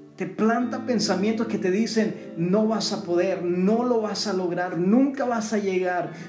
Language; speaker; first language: Spanish; early bilingual, heritage; Spanish